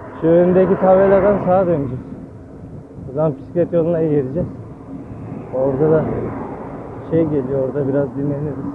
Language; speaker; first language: Turkish; early bilingual, heritage; Turkish